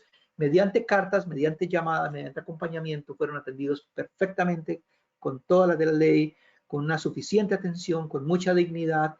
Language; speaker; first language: Spanish; native; Spanish